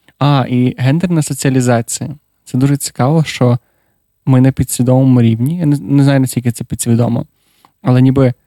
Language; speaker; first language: Ukrainian; non-native, local second language; Russian